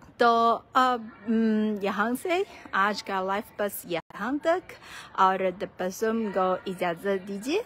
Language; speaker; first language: Urdu; non-native, fluent; Chinese